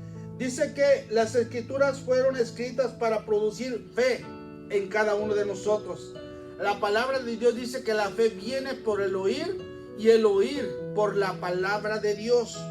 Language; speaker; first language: Spanish; native; Spanish